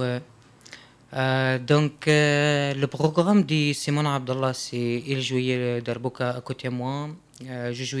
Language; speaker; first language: French; non-native, learner; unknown